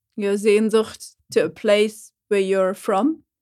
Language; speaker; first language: English; non-native, fluent; German